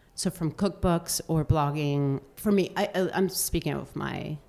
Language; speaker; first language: English; non-native, fluent; Spanish